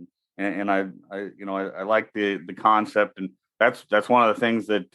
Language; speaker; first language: English; native; English